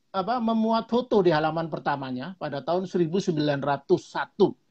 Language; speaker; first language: Indonesian; non-native, local second language; Javanese